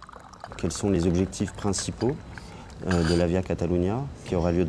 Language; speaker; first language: French; native; French